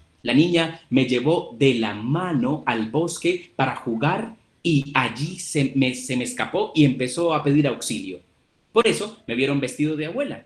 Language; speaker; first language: Spanish; native; Spanish